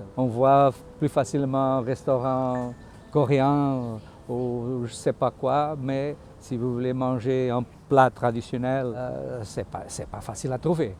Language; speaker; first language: French; non-native, fluent; Portuguese